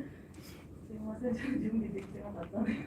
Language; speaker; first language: Japanese; non-native, fluent; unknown